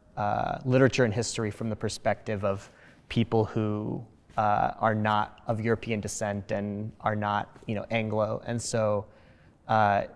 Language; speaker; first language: English; early bilingual, other home language; Spanish